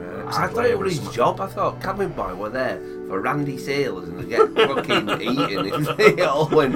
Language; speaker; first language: English; native; English